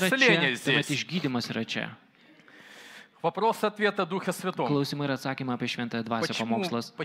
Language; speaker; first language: Lithuanian; native; Lithuanian